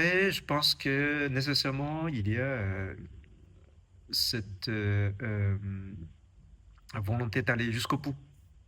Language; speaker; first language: French; non-native, fluent; Chinese